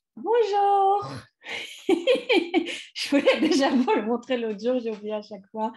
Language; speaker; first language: French; non-native, fluent; Polish